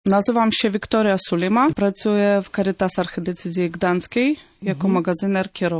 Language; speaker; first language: Polish; non-native, fluent; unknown